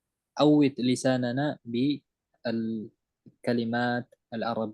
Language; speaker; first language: Arabic; non-native, fluent; Indonesian